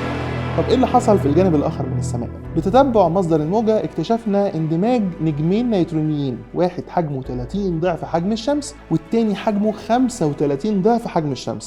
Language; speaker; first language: Arabic; native; Arabic